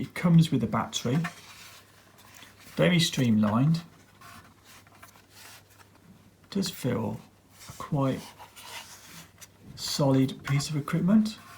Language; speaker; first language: English; native; English